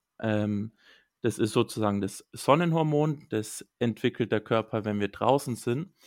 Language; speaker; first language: German; native; German